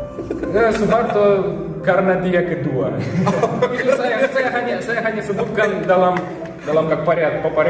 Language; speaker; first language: Indonesian; non-native, fluent; Russian